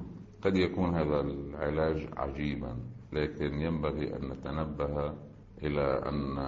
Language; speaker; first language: Arabic; native; Arabic